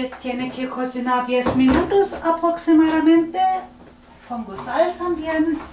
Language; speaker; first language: Spanish; non-native, fluent; Swedish